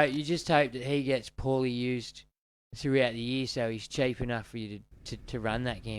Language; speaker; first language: English; native; English